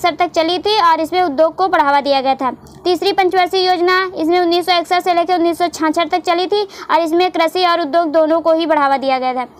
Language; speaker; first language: Hindi; native; Hindi